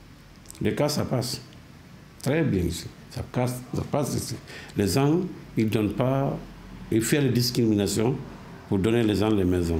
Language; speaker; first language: French; non-native, learner; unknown